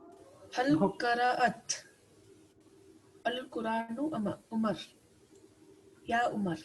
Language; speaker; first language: Arabic; non-native, learner; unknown